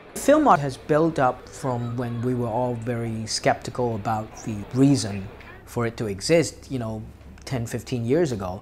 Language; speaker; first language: English; non-native, local second language; Cantonese